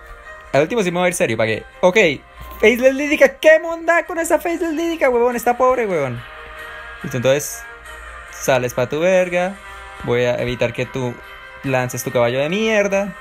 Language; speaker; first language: Spanish; native; Spanish